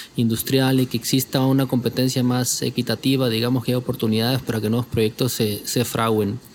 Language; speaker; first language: Spanish; native; Spanish